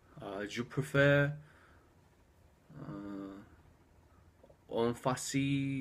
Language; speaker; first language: French; non-native, learner; English